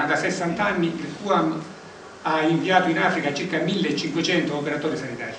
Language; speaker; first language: Italian; native; Italian